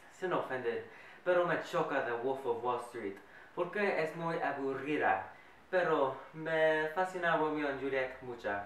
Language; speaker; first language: Spanish; non-native, learner; English